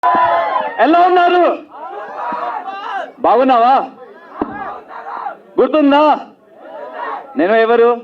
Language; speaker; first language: Telugu; non-native, learner; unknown